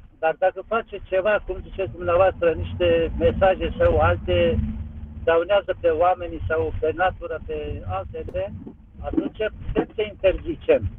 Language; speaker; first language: Romanian; non-native, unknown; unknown